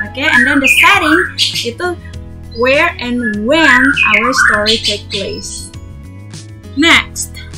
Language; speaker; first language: English; non-native, fluent; Indonesian